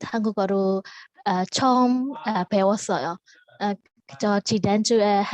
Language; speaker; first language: Korean; non-native, learner; Burmese